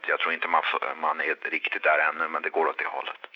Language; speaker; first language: Swedish; native; Swedish